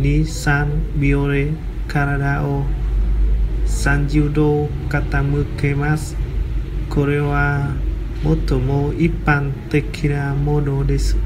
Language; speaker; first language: Japanese; non-native, learner; Vietnamese